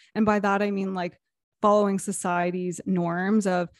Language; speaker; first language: English; native; English